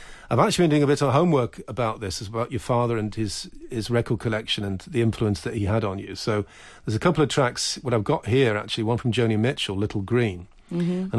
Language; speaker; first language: English; native; English